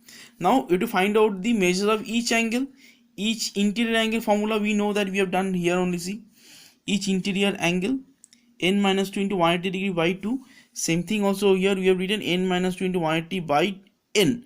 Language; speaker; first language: English; non-native, local second language; Bangla